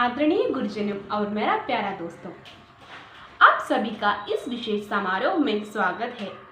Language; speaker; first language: Hindi; non-native, local second language; Malayalam